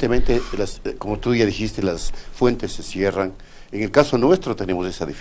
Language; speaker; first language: Spanish; native; Spanish